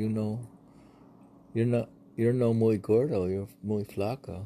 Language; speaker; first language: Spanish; non-native, learner; English